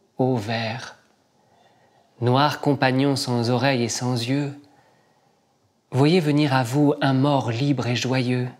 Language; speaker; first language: French; native; French